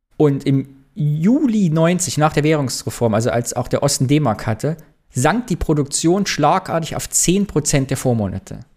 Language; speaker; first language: German; native; German